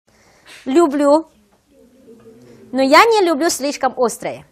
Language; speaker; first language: Russian; non-native, fluent; Chinese